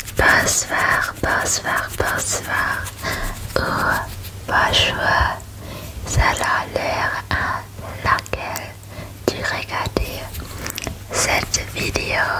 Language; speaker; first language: French; non-native, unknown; German